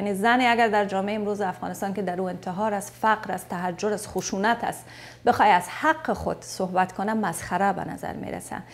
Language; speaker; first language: Persian; native; Persian